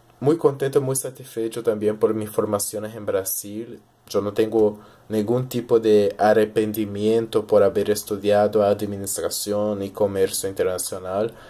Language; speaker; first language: Spanish; early bilingual, heritage; Portuguese